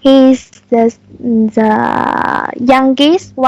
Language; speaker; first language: English; non-native, learner; Vietnamese